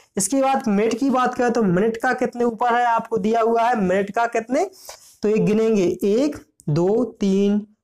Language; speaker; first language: Hindi; native; Hindi